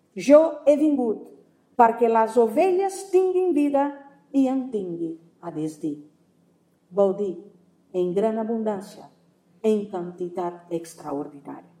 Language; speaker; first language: Catalan; non-native, fluent; Portuguese